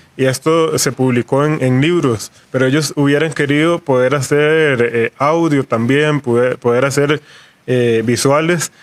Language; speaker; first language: Spanish; native; Spanish